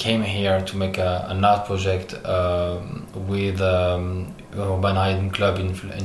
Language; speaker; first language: English; non-native, learner; French